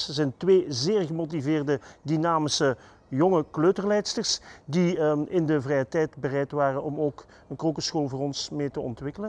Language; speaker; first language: Dutch; native; Dutch